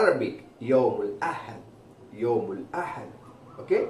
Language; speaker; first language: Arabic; non-native, fluent; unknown